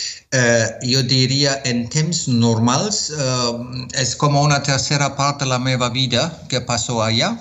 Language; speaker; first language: Catalan; non-native, fluent; German